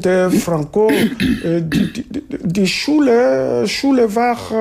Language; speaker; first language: German; non-native, fluent; Lingala